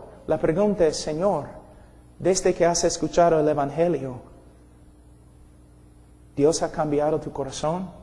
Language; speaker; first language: Spanish; non-native, fluent; English